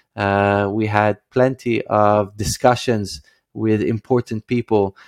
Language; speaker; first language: English; non-native, fluent; Dutch